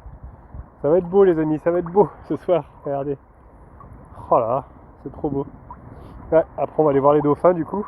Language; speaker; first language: French; native; French